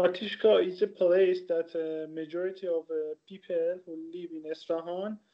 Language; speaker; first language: English; non-native, learner; Persian